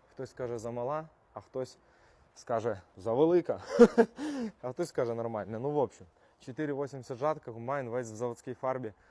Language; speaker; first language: Ukrainian; native; Ukrainian